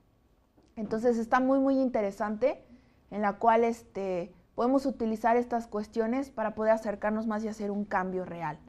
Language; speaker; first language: Spanish; native; Spanish